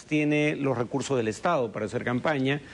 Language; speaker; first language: Spanish; native; Spanish